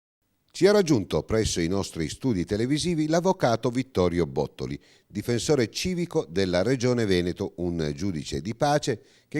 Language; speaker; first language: Italian; native; Italian